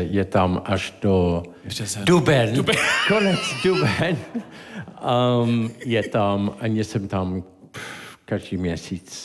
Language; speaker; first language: Czech; non-native, learner; English